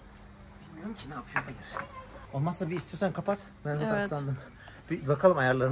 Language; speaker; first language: Turkish; native; Turkish